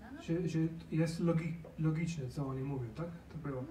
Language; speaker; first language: Polish; non-native, learner; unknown